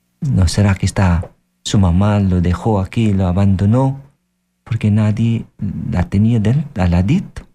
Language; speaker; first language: Spanish; non-native, fluent; Filipino